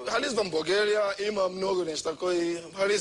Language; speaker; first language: Bulgarian; non-native, learner; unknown